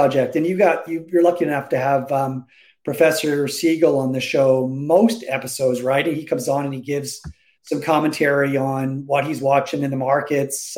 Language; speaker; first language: English; native; English